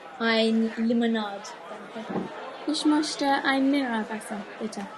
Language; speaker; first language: German; non-native, learner; English